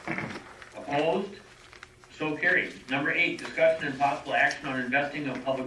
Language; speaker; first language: English; native; English